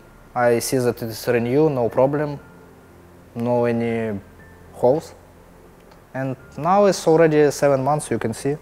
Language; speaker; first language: English; non-native, learner; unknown